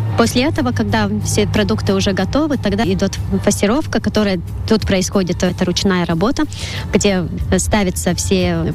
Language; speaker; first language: Russian; non-native, local second language; Latvian